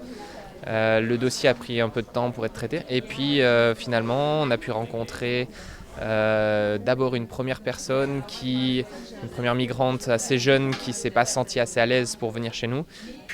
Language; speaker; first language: French; native; French